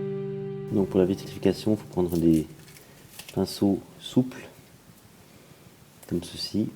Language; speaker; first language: French; native; French